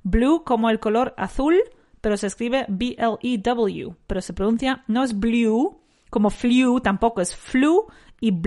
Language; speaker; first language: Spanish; native; Spanish